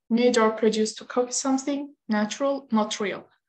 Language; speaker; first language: English; non-native, fluent; Azerbaijani